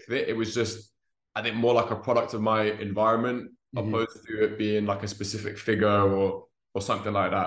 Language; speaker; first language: English; native; English